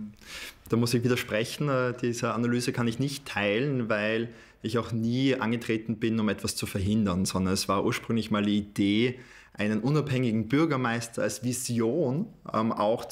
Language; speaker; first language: German; native; German